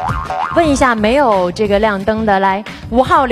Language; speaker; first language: Chinese; native; Chinese